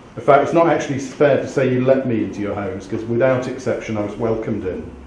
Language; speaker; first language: English; native; English